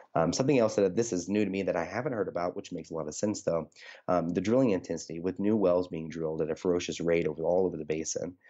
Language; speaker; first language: English; native; English